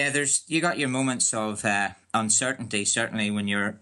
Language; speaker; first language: English; native; English